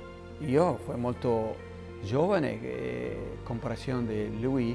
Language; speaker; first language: Italian; non-native, learner; Spanish